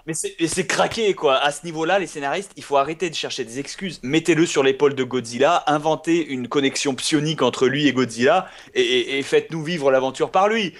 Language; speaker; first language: French; native; French